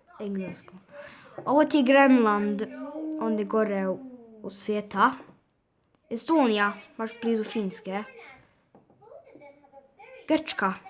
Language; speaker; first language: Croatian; early bilingual, heritage; Bosnian